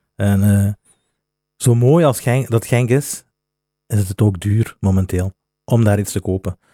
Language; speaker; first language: Dutch; native; Dutch